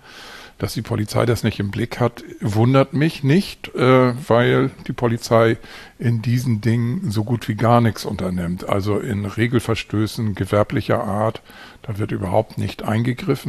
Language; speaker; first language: German; native; German